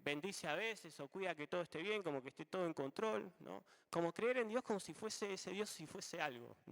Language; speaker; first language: Spanish; native; Spanish